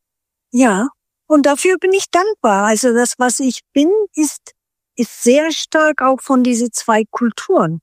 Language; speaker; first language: German; non-native, fluent; Turkish